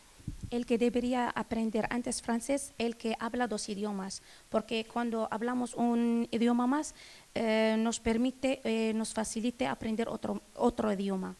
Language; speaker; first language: Spanish; non-native, fluent; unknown